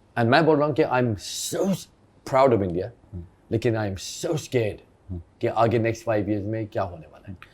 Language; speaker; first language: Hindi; early bilingual, heritage; Hindi